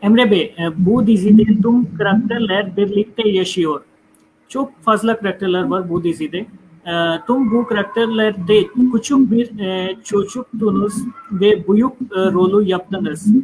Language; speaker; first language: Turkish; non-native, fluent; Urdu